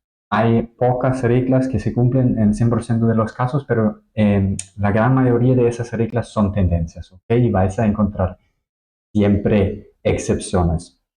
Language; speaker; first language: Spanish; non-native, fluent; German